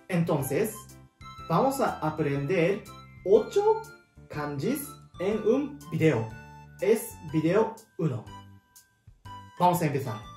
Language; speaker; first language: Spanish; non-native, learner; Japanese